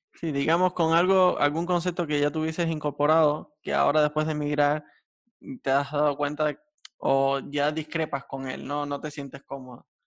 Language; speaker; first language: Spanish; native; Spanish